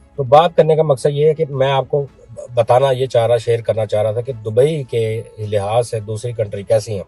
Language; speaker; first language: Urdu; non-native, local second language; Punjabi